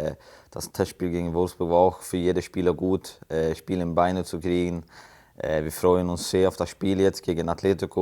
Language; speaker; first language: German; non-native, fluent; Swedish